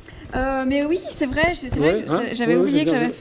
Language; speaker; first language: French; native; French